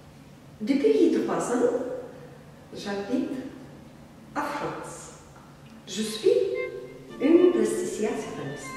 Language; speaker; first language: French; non-native, fluent; Russian